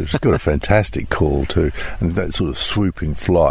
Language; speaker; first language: English; native; English